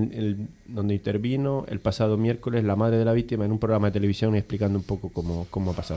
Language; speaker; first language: Spanish; native; Spanish